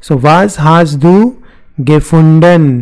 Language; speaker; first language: German; non-native, fluent; Hindi